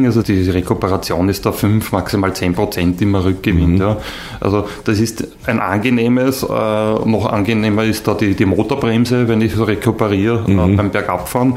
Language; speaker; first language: German; native; German